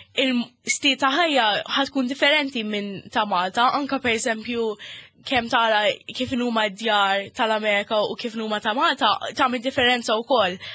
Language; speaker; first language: Maltese; early bilingual, other home language; English